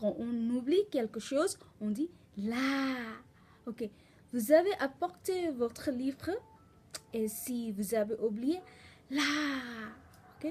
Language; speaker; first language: French; non-native, learner; Nepali